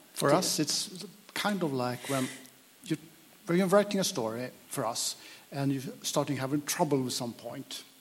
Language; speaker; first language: English; non-native, fluent; Swedish